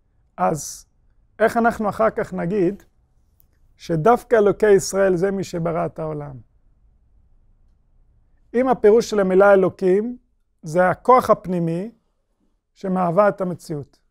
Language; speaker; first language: Hebrew; non-native, fluent; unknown